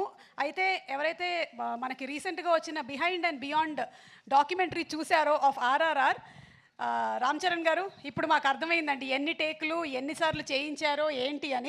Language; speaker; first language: Telugu; native; Telugu